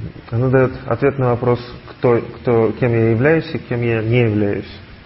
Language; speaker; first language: Russian; native; Russian